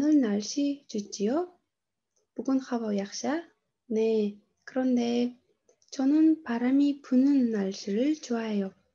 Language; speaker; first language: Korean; non-native, fluent; Uzbek